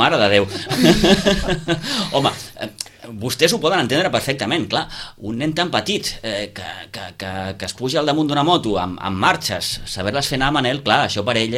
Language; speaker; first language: Catalan; native; Catalan